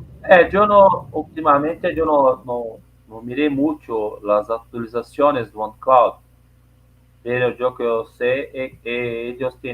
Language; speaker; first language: Spanish; non-native, learner; Portuguese